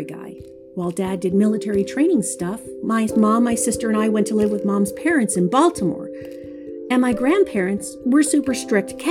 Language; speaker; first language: English; native; English